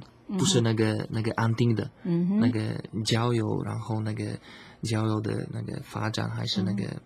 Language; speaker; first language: Chinese; non-native, learner; Slovak